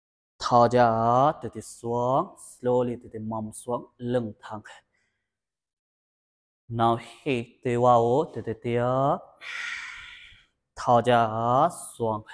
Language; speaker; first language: Vietnamese; non-native, learner; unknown